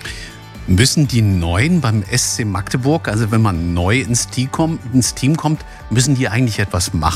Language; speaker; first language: German; native; German